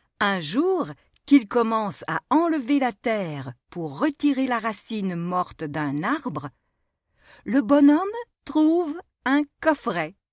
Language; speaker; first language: French; non-native, local second language; Arabic